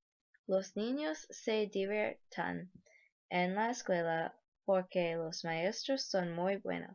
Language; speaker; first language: Spanish; non-native, learner; English